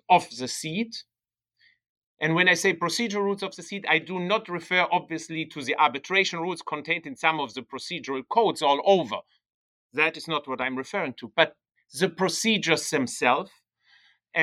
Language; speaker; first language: English; non-native, fluent; German